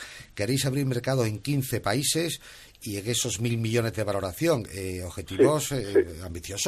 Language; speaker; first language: Spanish; native; Spanish